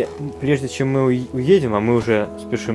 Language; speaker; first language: Russian; native; Russian